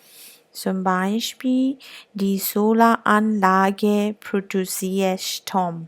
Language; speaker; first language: German; non-native, learner; Burmese